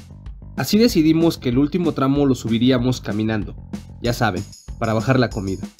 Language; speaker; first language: Spanish; native; Spanish